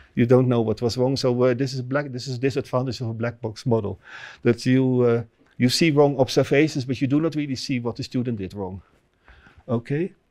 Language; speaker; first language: English; non-native, fluent; Dutch